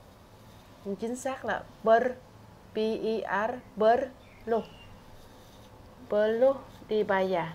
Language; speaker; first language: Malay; non-native, fluent; Vietnamese